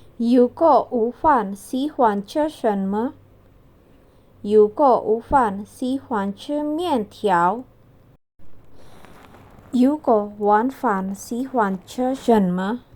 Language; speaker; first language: Chinese; non-native, fluent; Indonesian